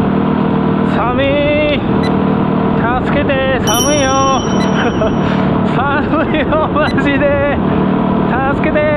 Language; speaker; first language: Japanese; native; Japanese